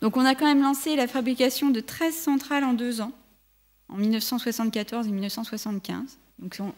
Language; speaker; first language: French; native; French